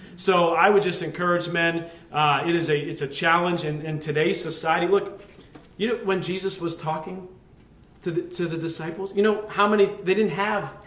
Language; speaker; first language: English; native; English